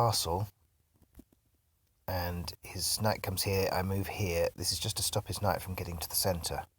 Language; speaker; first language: English; native; English